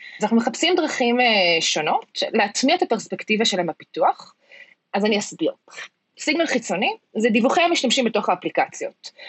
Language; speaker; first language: Hebrew; early bilingual, heritage; Hebrew